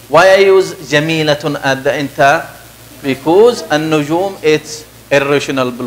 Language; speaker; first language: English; non-native, fluent; Arabic